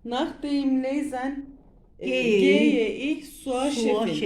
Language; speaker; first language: German; non-native, learner; Turkish